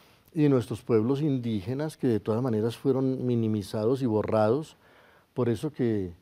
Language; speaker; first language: Spanish; native; Spanish